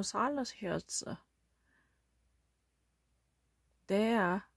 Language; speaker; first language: German; non-native, learner; Korean